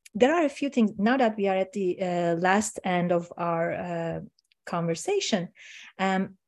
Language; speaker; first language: English; non-native, fluent; Turkish